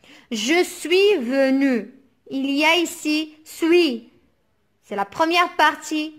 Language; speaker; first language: French; non-native, local second language; Arabic